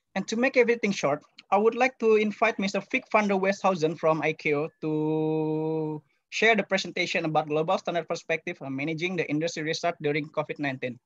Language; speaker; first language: English; non-native, fluent; Indonesian